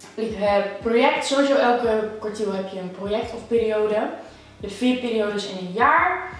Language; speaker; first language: Dutch; native; Dutch